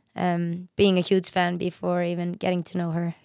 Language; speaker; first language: English; non-native, fluent; Icelandic